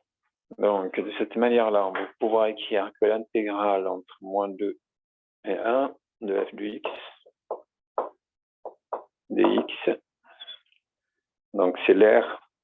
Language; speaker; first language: French; native; French